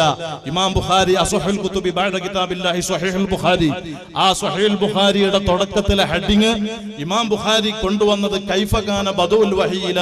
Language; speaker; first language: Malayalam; native; Malayalam